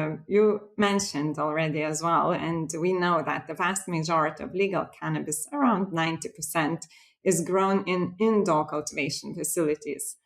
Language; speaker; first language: English; non-native, fluent; Lithuanian